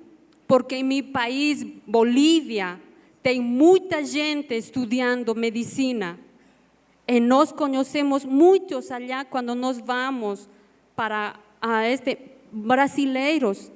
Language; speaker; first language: Portuguese; non-native, learner; Spanish